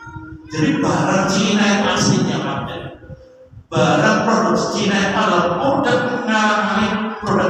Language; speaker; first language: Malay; non-native, local second language; Javanese